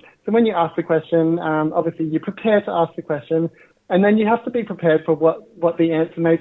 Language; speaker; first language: English; native; English